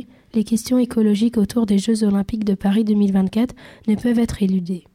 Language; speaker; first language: French; native; French